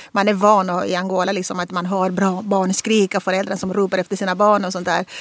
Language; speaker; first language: Swedish; non-native, fluent; Portuguese